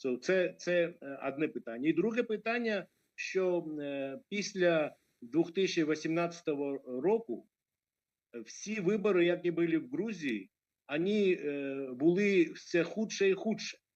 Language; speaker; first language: Ukrainian; non-native, fluent; Georgian